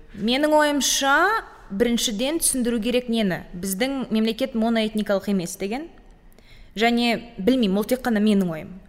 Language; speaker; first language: Kazakh; native; Kazakh